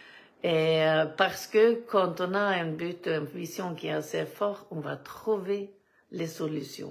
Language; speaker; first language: French; non-native, fluent; Swedish